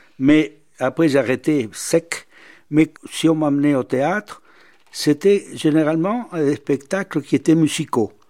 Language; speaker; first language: French; non-native, fluent; Spanish